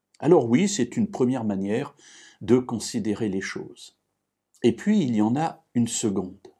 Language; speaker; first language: French; native; French